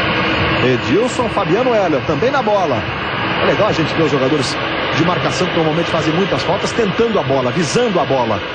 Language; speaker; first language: Portuguese; native; Portuguese